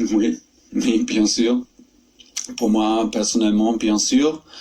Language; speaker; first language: French; non-native, fluent; German